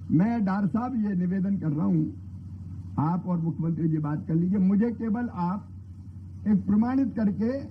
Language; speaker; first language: Hindi; native; Hindi